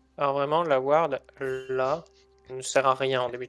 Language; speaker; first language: French; native; French